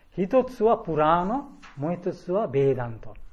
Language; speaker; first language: Japanese; non-native, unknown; Bangla